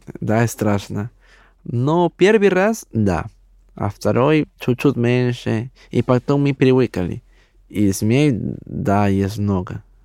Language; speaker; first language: Russian; non-native, learner; Spanish